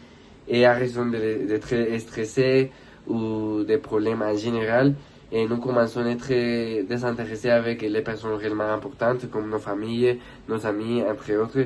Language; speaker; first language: French; non-native, learner; Spanish